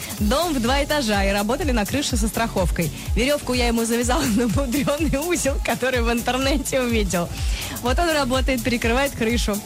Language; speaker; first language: Russian; native; Russian